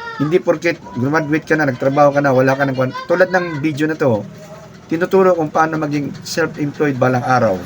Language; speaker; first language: Filipino; non-native, local second language; Cebuano